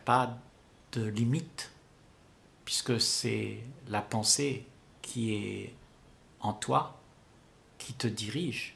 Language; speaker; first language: French; native; French